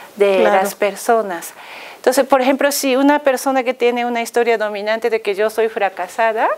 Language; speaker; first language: Spanish; non-native, fluent; Japanese